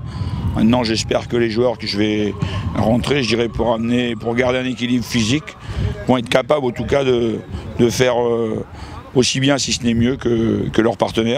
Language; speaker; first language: French; native; French